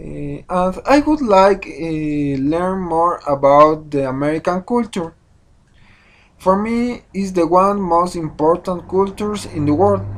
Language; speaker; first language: English; non-native, learner; Spanish